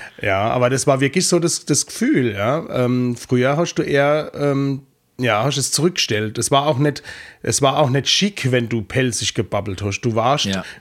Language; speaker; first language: German; native; German